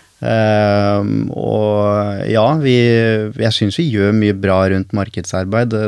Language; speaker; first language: Norwegian; early bilingual, other home language; Arabic